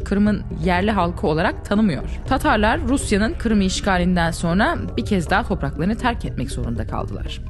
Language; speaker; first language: Turkish; native; Turkish